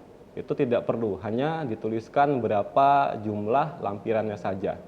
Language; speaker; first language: Indonesian; native; Indonesian